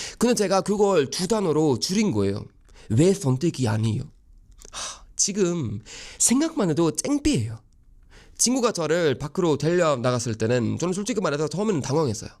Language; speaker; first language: Korean; non-native, fluent; Swedish